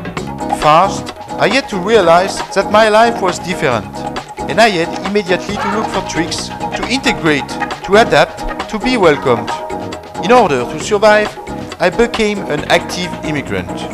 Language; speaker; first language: English; non-native, fluent; French